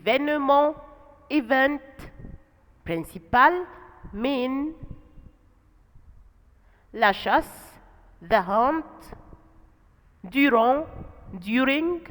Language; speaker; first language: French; non-native, fluent; Arabic